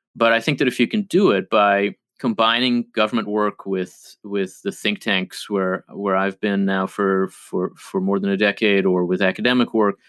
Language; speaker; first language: English; early bilingual, other home language; Hebrew